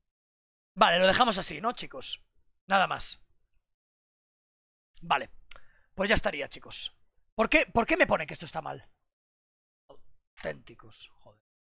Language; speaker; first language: Spanish; native; Spanish